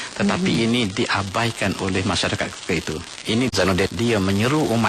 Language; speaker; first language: Malay; native; Malay